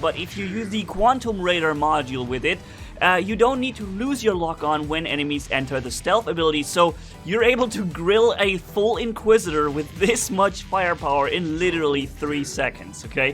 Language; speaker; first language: English; non-native, fluent; German